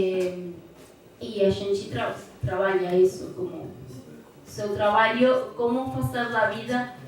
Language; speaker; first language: Portuguese; non-native, fluent; Spanish